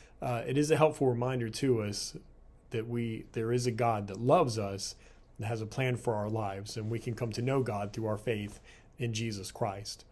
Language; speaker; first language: English; native; English